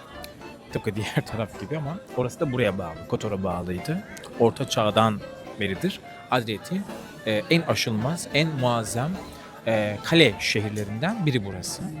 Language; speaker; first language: Turkish; native; Turkish